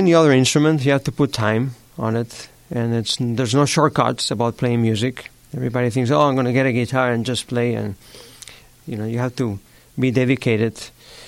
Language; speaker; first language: English; non-native, fluent; Spanish